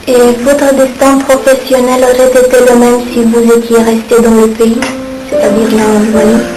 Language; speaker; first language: French; non-native, learner; Romanian